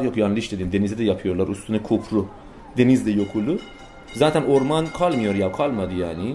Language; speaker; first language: Turkish; non-native, fluent; Persian